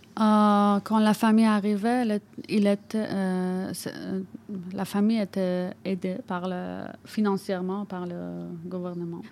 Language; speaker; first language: French; non-native, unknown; Persian